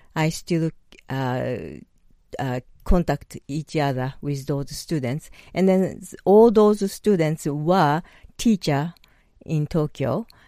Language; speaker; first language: English; non-native, learner; Japanese